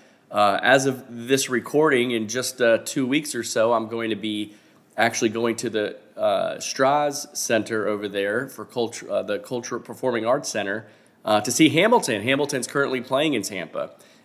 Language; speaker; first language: English; native; English